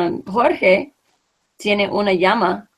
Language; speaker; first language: Spanish; non-native, fluent; English